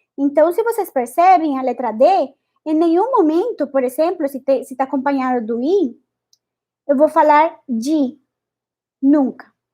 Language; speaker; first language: Portuguese; non-native, fluent; Spanish